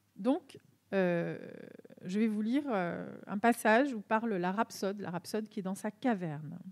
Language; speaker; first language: French; native; French